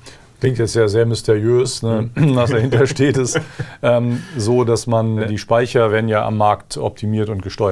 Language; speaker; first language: German; native; German